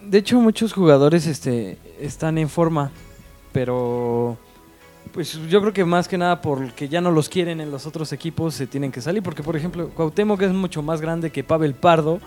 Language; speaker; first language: Spanish; native; Spanish